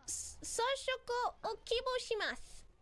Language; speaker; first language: Japanese; non-native, learner; English